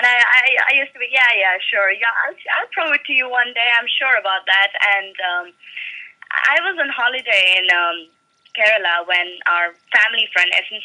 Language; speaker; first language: English; non-native, local second language; Malayalam